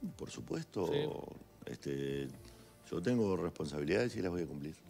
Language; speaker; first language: Spanish; native; Spanish